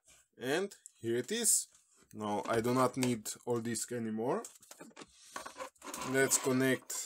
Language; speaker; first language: English; non-native, fluent; Slovenian